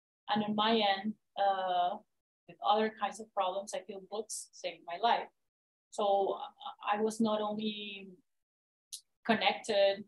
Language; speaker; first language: English; non-native, fluent; Spanish